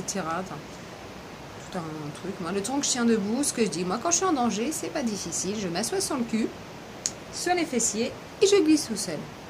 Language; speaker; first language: French; native; French